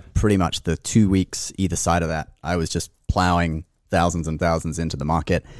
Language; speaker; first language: English; native; English